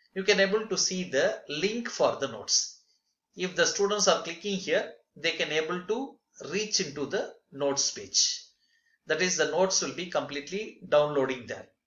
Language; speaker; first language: English; non-native, local second language; Tamil